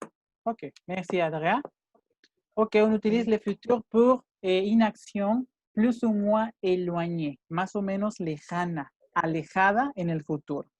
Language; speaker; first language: French; non-native, fluent; Spanish